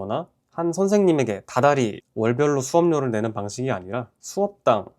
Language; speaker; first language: Korean; native; Korean